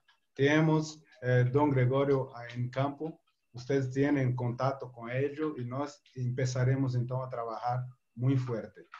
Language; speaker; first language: Spanish; non-native, fluent; Portuguese